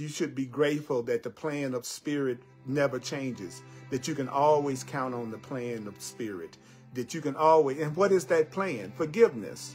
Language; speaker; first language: English; native; English